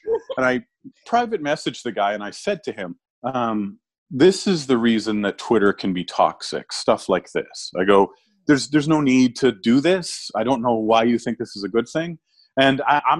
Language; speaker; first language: English; native; English